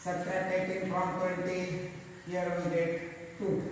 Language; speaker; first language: English; non-native, local second language; Marathi